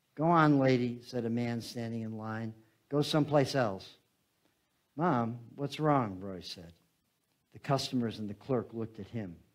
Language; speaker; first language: English; native; English